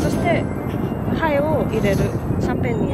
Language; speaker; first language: Japanese; non-native, learner; Russian